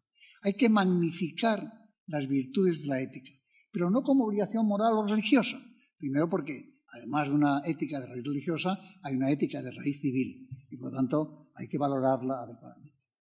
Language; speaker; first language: Spanish; native; Spanish